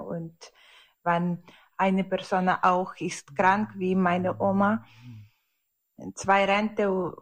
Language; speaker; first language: German; non-native, learner; Ukrainian